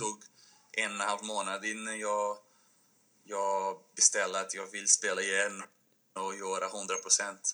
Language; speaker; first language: Swedish; non-native, fluent; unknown